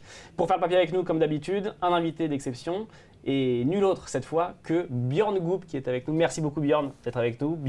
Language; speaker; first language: French; native; French